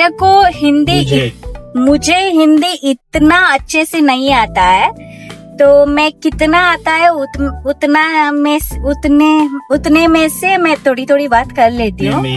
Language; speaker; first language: Hindi; non-native, local second language; Kannada